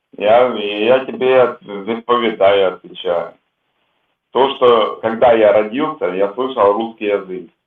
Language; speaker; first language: Russian; native; Russian